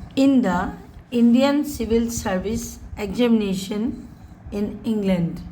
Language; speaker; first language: English; non-native, local second language; Assamese